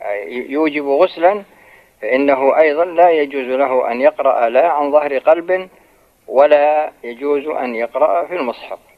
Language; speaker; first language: Arabic; native; Arabic